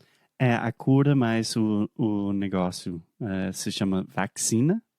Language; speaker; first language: Portuguese; non-native, fluent; English